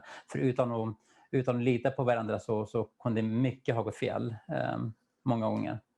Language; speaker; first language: Swedish; non-native, fluent; Kurdish